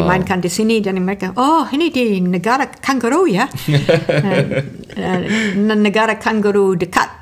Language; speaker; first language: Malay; non-native, fluent; English